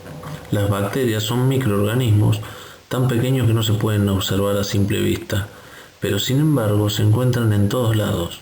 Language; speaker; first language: Spanish; native; Spanish